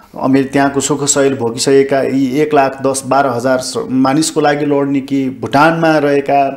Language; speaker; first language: Nepali; native; Nepali